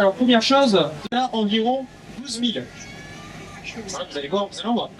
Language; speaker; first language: French; native; French